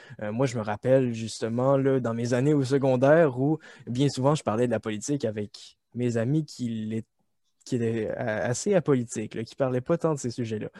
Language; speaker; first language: French; native; French